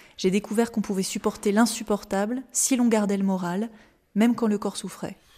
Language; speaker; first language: French; native; French